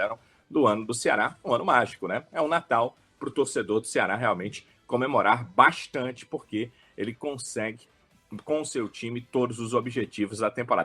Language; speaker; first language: Portuguese; native; Portuguese